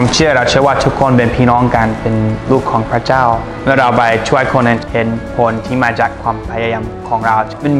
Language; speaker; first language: Thai; non-native, fluent; English